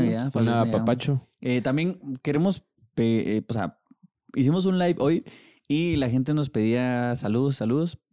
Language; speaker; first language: Spanish; native; Spanish